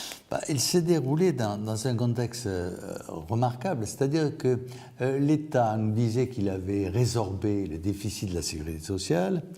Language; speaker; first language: French; native; French